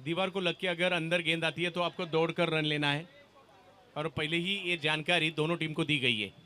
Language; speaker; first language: Hindi; non-native, local second language; Marathi